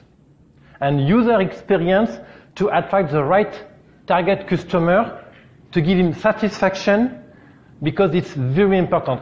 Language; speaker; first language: English; non-native, learner; French